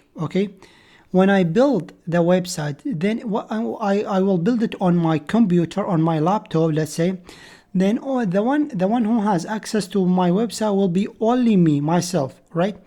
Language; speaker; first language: English; non-native, fluent; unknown